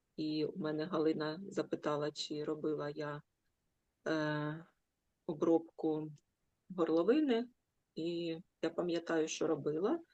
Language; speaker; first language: Ukrainian; non-native, local second language; Russian